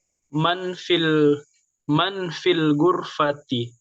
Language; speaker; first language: Arabic; non-native, learner; Indonesian